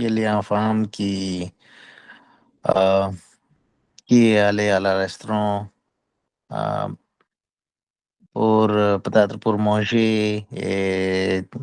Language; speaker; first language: French; non-native, learner; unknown